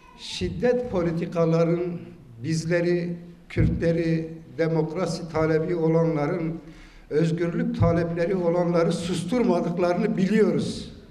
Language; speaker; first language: Turkish; non-native, local second language; Kurdish